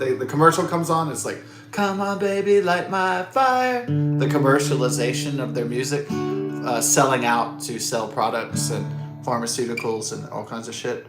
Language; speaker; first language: English; native; English